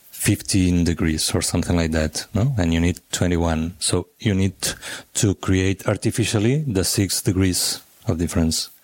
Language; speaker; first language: English; non-native, fluent; Catalan